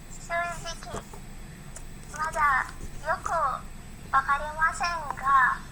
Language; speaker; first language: Japanese; non-native, learner; Indonesian